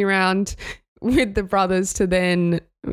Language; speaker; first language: English; native; English